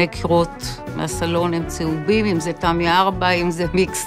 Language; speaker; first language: Hebrew; native; Hebrew